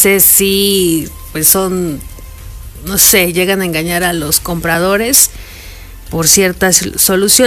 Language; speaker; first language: Spanish; native; Spanish